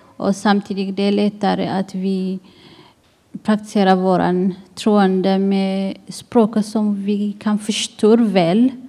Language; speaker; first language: Swedish; non-native, learner; Tigrinya